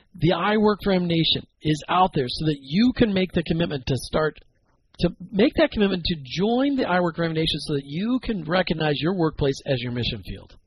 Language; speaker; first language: English; native; English